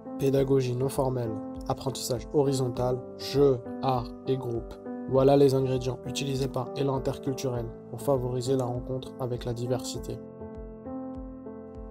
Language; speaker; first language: French; native; French